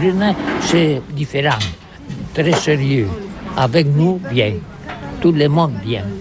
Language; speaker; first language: French; non-native, learner; Catalan